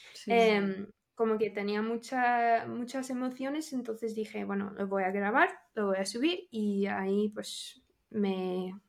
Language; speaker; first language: Spanish; non-native, fluent; English